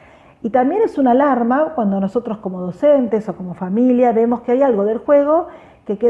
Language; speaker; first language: Spanish; native; Spanish